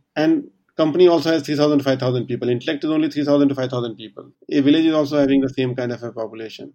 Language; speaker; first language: English; non-native, local second language; Hindi